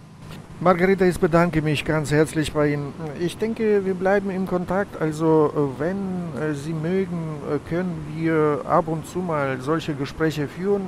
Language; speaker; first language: German; non-native, fluent; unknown